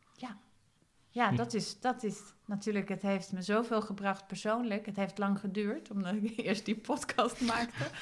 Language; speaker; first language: Dutch; non-native, fluent; Swedish